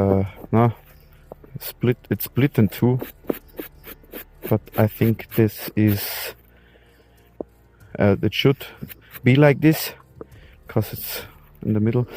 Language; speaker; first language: English; non-native, learner; German